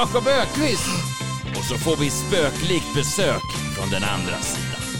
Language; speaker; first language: Swedish; native; Swedish